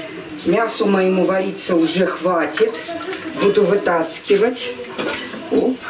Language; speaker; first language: Russian; native; Russian